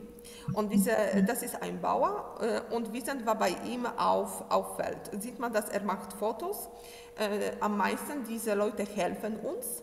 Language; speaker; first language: German; non-native, learner; Polish